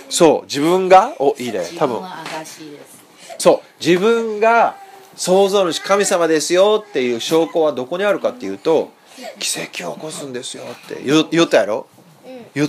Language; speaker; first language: Japanese; native; Japanese